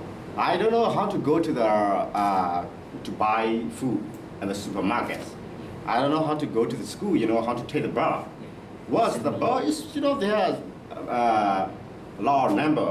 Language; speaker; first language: English; non-native, learner; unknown